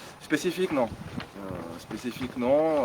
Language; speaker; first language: French; native; French